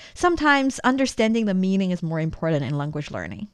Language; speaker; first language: English; non-native, fluent; Chinese